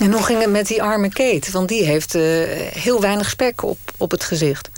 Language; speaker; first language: Dutch; native; Dutch